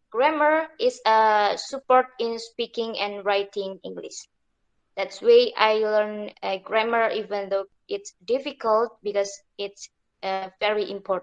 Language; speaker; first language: English; non-native, learner; Indonesian